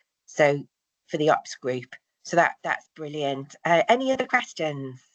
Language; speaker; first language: English; native; English